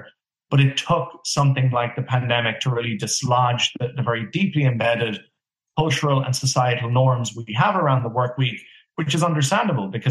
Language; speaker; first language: English; native; English